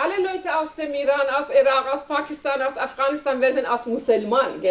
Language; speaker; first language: German; non-native, learner; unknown